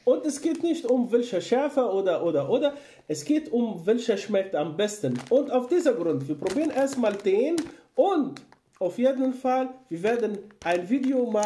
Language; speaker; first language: German; non-native, fluent; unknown